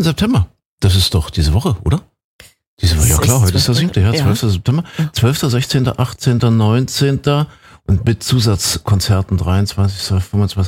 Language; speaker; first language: German; native; German